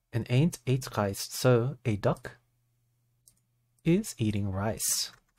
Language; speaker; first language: English; native; English